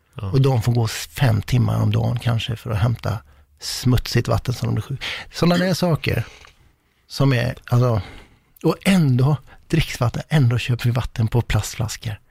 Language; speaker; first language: Swedish; native; Swedish